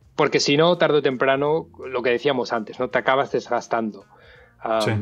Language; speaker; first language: Spanish; native; Spanish